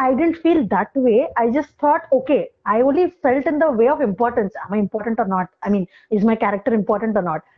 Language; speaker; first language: English; non-native, local second language; Telugu